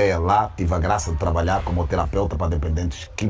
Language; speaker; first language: Portuguese; native; Portuguese